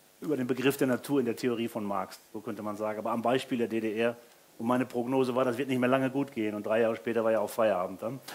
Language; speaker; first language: German; native; German